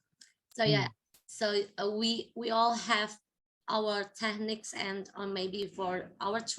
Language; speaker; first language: English; non-native, fluent; Indonesian